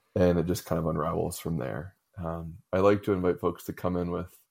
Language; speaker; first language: English; native; English